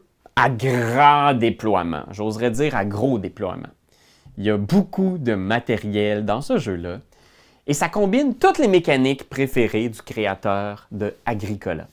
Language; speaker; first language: French; native; French